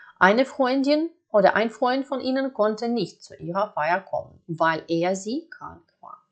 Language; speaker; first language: German; non-native, fluent; Ukrainian